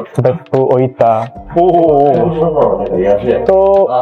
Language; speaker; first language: Japanese; non-native, learner; Telugu